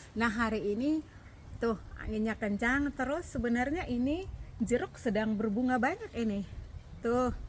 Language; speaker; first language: Indonesian; native; Indonesian